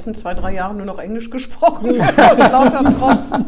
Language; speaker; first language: German; native; German